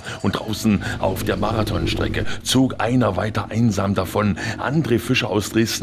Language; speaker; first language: German; native; German